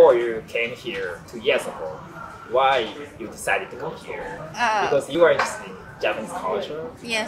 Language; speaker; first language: English; non-native, learner; Japanese